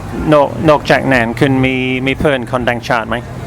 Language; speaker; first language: Thai; non-native, fluent; English